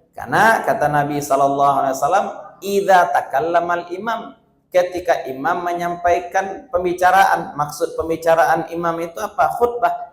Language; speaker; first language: Malay; non-native, local second language; Minangkabau